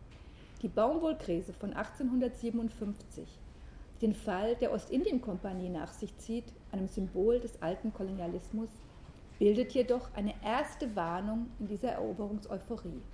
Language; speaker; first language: German; native; German